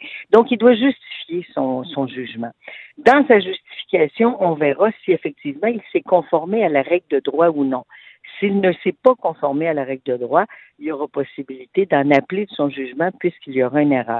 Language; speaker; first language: French; native; French